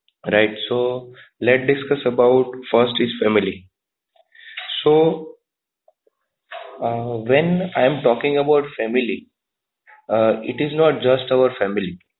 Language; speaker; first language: English; non-native, local second language; Gujarati